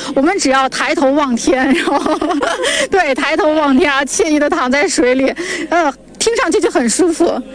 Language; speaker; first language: Chinese; native; Chinese